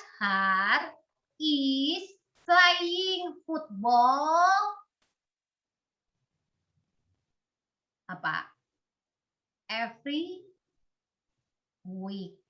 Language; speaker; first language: English; non-native, learner; Indonesian